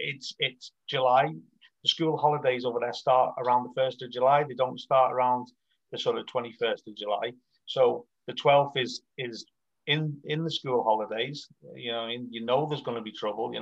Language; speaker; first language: English; native; English